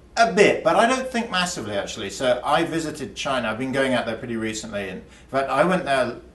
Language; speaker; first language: English; native; English